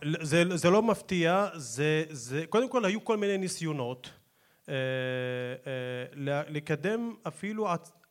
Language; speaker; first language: Hebrew; non-native, local second language; Arabic